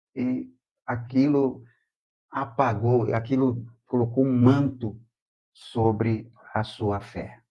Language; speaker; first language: Portuguese; native; Portuguese